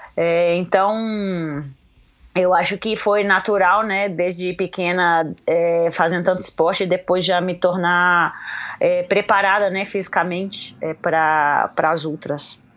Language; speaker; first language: Portuguese; native; Portuguese